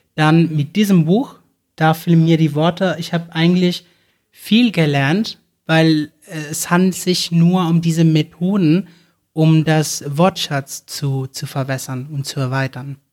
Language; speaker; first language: German; non-native, fluent; Spanish